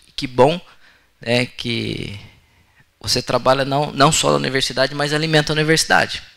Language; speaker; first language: Portuguese; native; Portuguese